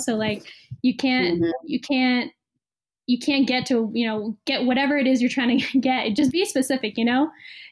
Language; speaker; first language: English; native; English